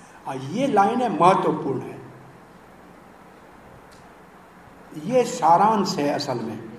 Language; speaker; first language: Hindi; native; Hindi